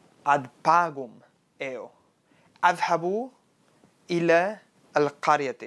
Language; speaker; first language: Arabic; non-native, fluent; Spanish